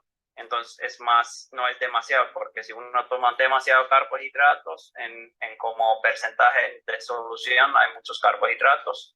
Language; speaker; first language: Spanish; non-native, fluent; Finnish